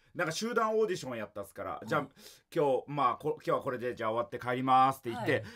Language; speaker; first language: Japanese; native; Japanese